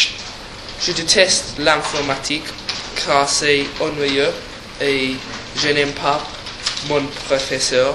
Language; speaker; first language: French; non-native, learner; English